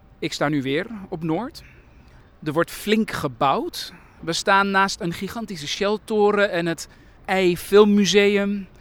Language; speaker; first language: Dutch; early bilingual, other home language; Persian